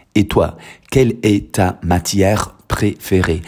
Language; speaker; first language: French; non-native, fluent; English